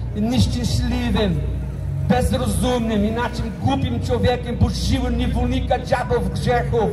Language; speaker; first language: Polish; non-native, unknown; Portuguese